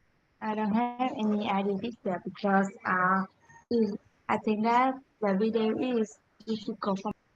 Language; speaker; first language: English; non-native, learner; Vietnamese